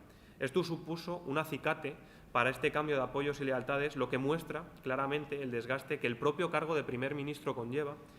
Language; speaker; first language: Spanish; native; Spanish